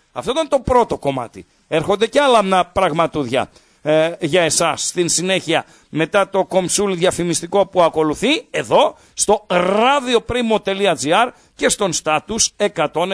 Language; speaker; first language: Greek; native; Greek